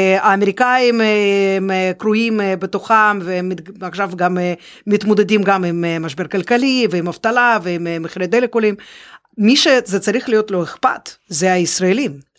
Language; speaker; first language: Hebrew; non-native, fluent; Russian